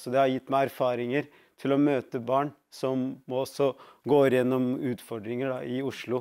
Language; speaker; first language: Norwegian; early bilingual, other home language; Tamil